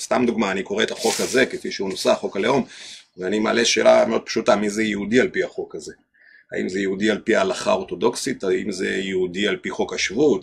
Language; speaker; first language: Hebrew; non-native, fluent; Russian